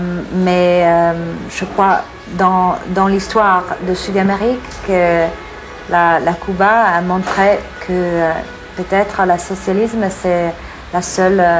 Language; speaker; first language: French; non-native, fluent; English